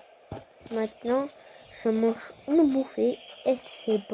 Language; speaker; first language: French; non-native, fluent; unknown